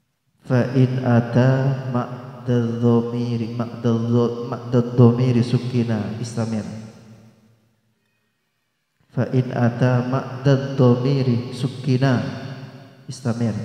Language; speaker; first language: Arabic; non-native, fluent; Indonesian